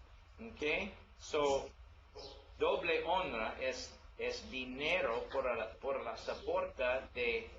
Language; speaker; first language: Spanish; non-native, learner; English